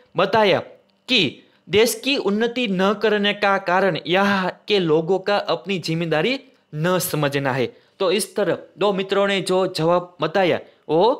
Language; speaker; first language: Hindi; non-native, local second language; Gujarati